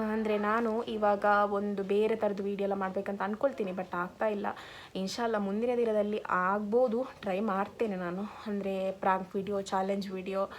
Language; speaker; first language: Kannada; non-native, local second language; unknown